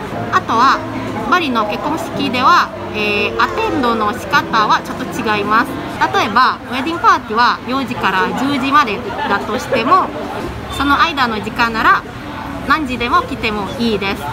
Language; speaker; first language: Japanese; non-native, fluent; Balinese